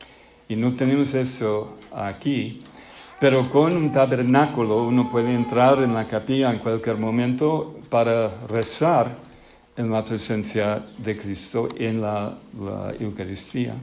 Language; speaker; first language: Spanish; non-native, fluent; English